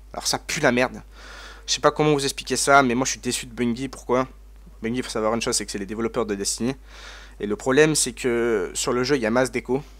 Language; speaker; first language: French; native; French